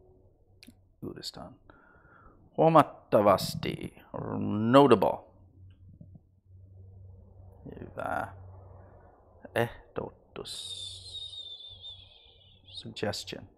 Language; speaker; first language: Finnish; non-native, learner; English